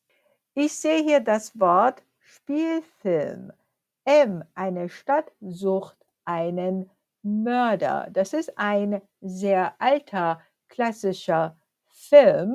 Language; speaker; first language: German; non-native, fluent; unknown